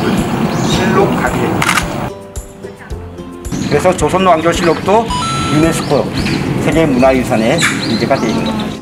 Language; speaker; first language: Korean; native; Korean